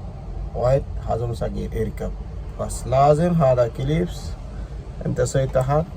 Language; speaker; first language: Arabic; non-native, learner; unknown